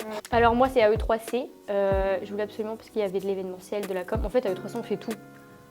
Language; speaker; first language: French; native; French